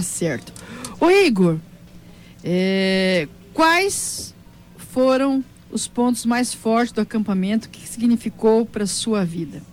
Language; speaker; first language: Portuguese; native; Portuguese